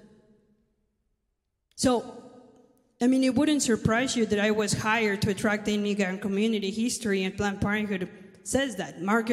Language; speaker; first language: English; non-native, fluent; Spanish